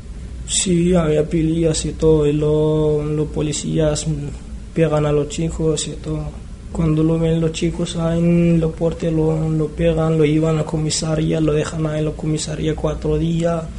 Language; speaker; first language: Spanish; non-native, learner; Arabic